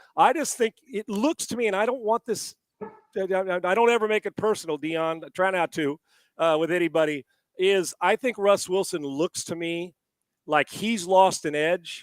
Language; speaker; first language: English; native; English